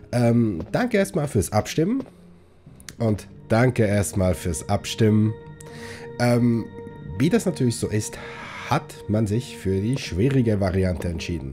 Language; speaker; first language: German; native; German